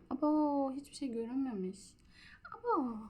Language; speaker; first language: Turkish; native; Turkish